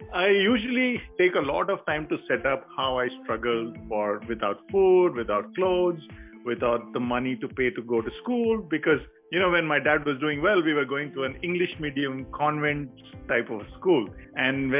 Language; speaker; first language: English; non-native, local second language; Telugu